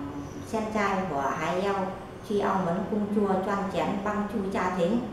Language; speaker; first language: Chinese; non-native, learner; Vietnamese